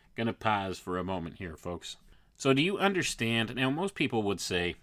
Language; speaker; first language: English; native; English